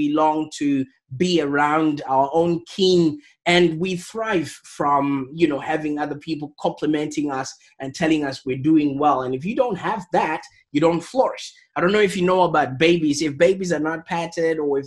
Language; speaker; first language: English; non-native, local second language; Shona